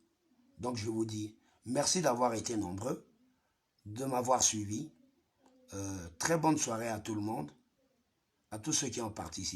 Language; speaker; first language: French; non-native, local second language; Lingala